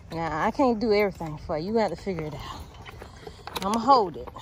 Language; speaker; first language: English; native; English